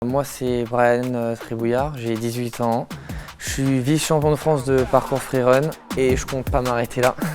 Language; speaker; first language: French; native; French